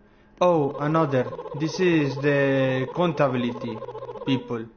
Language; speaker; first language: English; non-native, learner; Romanian